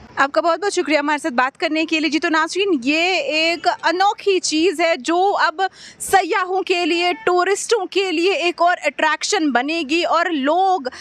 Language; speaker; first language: Hindi; non-native, local second language; Kashmiri